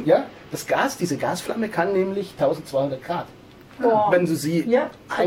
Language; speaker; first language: German; native; German